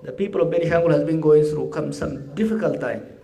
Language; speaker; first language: English; non-native, local second language; Amharic